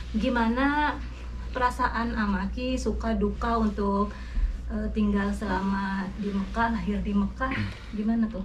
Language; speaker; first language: Indonesian; native; Indonesian